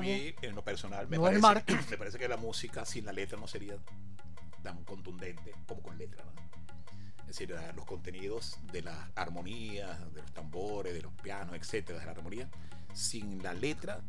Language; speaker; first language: Spanish; native; Spanish